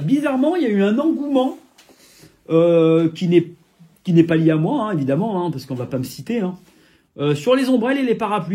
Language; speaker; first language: French; native; French